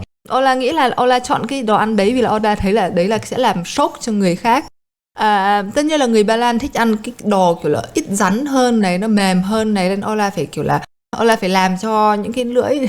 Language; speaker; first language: Vietnamese; early bilingual, heritage; Polish